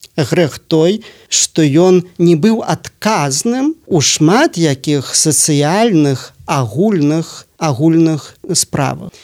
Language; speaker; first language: Belarusian; native; Belarusian